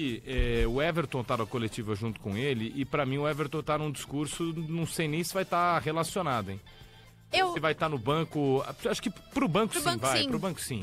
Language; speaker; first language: Portuguese; native; Portuguese